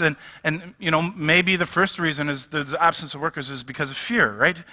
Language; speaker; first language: English; native; English